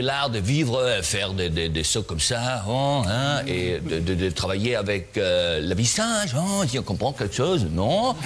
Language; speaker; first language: French; non-native, learner; German